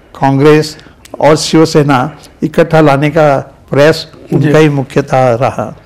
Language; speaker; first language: Hindi; non-native, local second language; Marathi